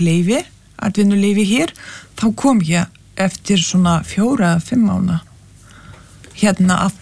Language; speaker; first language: Icelandic; non-native, fluent; Lithuanian